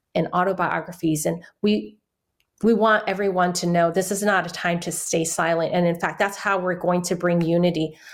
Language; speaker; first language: English; early bilingual, other home language; Chinese